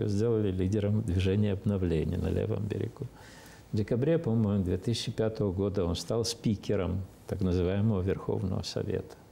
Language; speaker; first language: Russian; non-native, local second language; Romanian